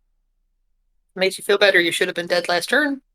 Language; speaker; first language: English; native; English